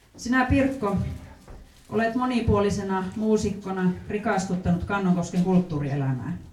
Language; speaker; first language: Finnish; native; Finnish